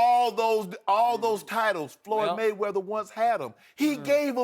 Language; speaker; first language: English; native; English